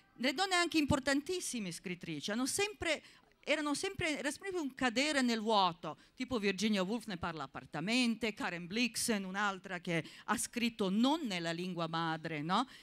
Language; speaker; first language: Italian; non-native, fluent; Serbian